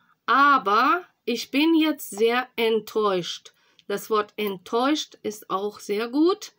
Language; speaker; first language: German; non-native, fluent; Russian